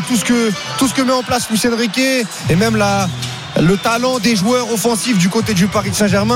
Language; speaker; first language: French; native; French